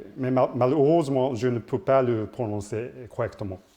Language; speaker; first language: French; non-native, learner; Japanese